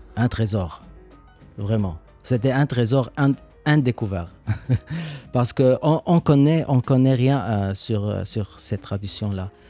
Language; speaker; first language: French; non-native, learner; Arabic